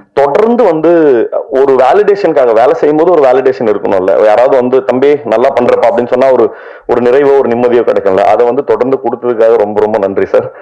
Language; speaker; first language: Tamil; native; Tamil